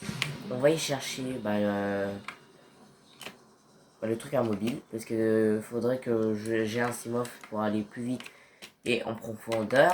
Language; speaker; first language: French; native; French